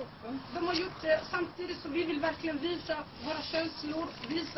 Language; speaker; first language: Swedish; non-native, fluent; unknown